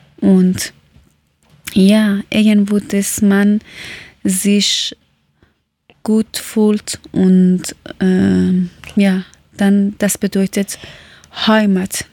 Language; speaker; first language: German; non-native, learner; Persian